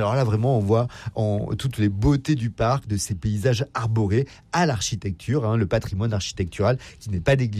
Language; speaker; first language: French; native; French